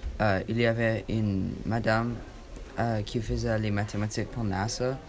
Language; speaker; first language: French; non-native, learner; English